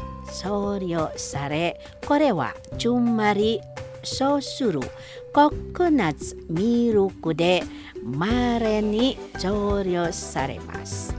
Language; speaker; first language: Japanese; non-native, fluent; Indonesian